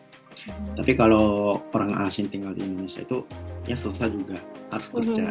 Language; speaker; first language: Indonesian; non-native, fluent; Japanese